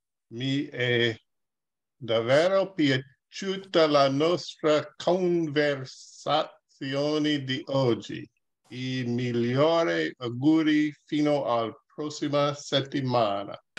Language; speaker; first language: Italian; non-native, learner; English